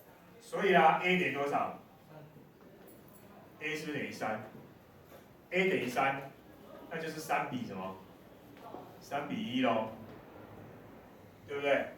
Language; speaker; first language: Chinese; native; Chinese